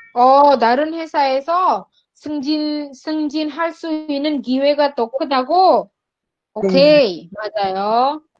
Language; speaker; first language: Korean; non-native, fluent; Indonesian